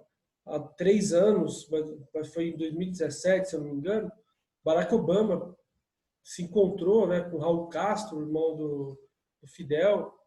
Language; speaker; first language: Portuguese; native; Portuguese